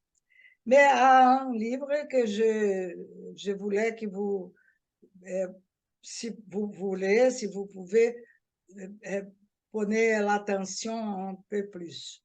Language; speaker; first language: French; non-native, learner; Portuguese